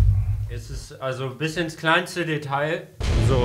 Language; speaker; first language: German; native; German